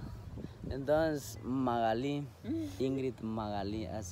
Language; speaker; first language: Spanish; native; Spanish